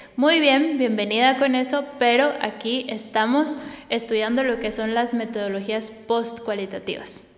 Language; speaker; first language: Spanish; native; Spanish